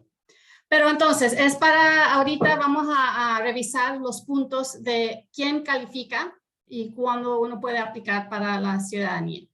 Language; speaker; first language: Spanish; early bilingual, heritage; Spanish